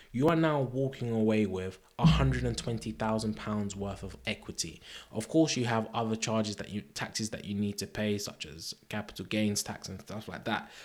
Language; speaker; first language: English; native; English